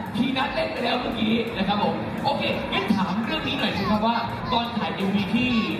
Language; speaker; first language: Thai; native; Thai